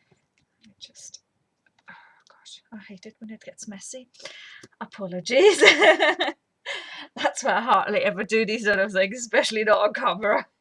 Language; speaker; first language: English; native; English